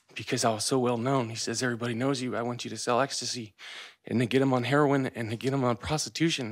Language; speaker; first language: English; early bilingual, other home language; Spanish